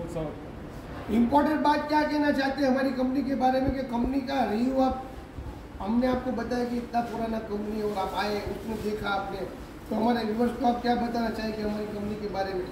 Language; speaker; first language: Hindi; non-native, local second language; Gujarati